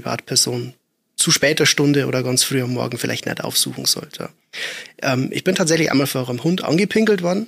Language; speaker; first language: German; native; German